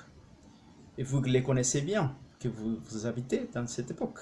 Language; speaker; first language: French; non-native, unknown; Spanish